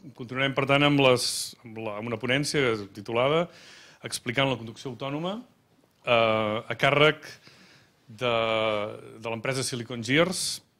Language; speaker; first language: Catalan; native; Catalan